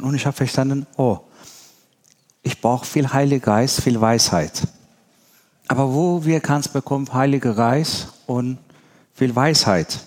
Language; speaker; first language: German; non-native, learner; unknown